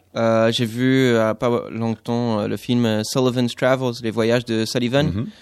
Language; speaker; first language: French; non-native, fluent; English